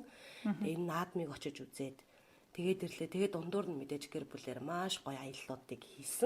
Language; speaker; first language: Mongolian; native; Mongolian